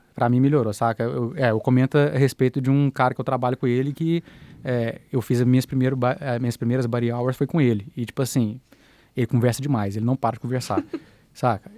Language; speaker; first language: Portuguese; native; Portuguese